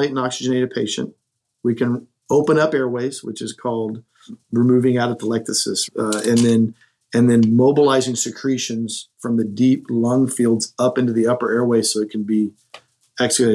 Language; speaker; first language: English; native; English